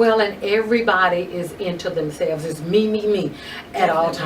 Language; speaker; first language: English; native; English